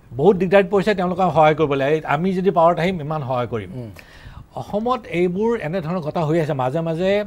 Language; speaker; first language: Assamese; native; Assamese